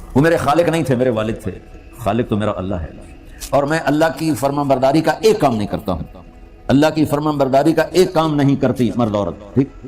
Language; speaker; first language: Urdu; non-native, local second language; Punjabi